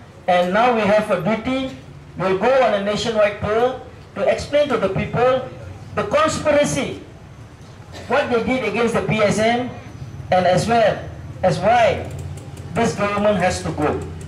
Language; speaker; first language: English; non-native, local second language; Tamil